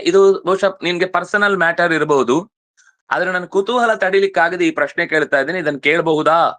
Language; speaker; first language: Kannada; non-native, local second language; Tulu